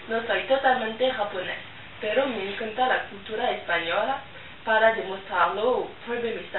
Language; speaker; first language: Spanish; non-native, learner; French